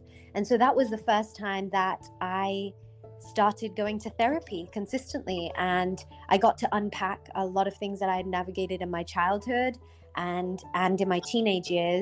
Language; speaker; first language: English; native; English